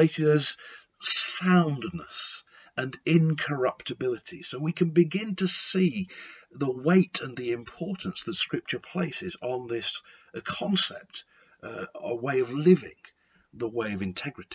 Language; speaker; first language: English; native; English